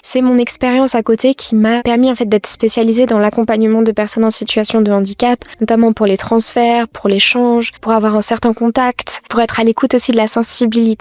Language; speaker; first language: French; native; French